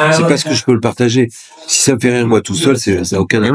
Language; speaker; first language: French; native; French